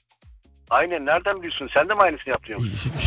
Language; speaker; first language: Turkish; early bilingual, heritage; Turkish